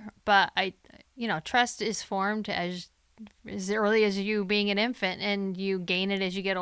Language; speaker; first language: English; native; English